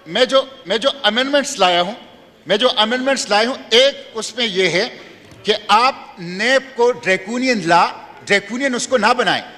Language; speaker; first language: Urdu; non-native, local second language; Pashto